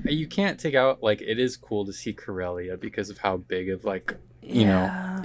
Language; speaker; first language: English; native; English